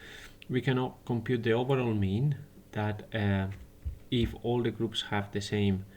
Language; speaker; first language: English; non-native, fluent; Spanish